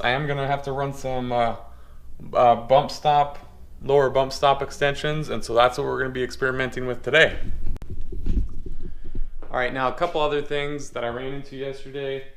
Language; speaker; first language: English; native; English